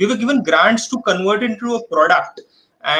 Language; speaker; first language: English; non-native, local second language; Marathi